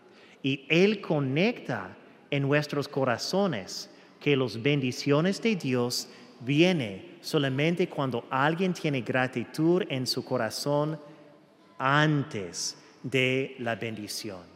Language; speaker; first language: Spanish; non-native, fluent; English